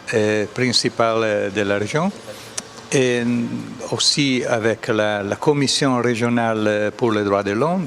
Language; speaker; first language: French; non-native, fluent; Italian